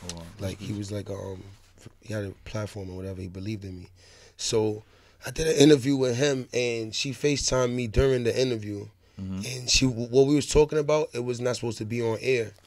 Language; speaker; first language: English; native; English